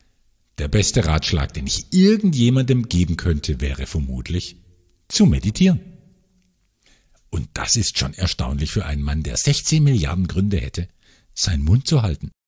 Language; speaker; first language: German; native; German